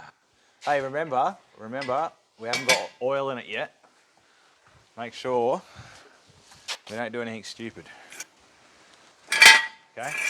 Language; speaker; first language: English; native; English